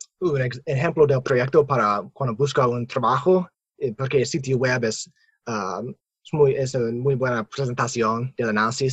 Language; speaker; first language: Spanish; non-native, fluent; English